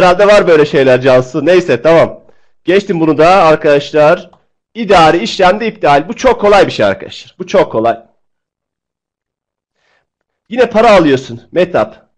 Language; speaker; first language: Turkish; native; Turkish